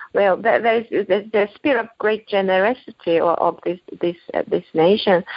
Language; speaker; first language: English; non-native, fluent; Korean